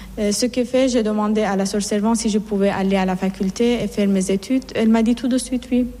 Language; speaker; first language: French; non-native, fluent; Persian